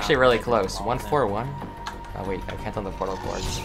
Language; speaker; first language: English; native; English